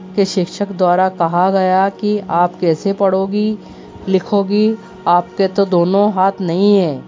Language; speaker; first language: Hindi; native; Hindi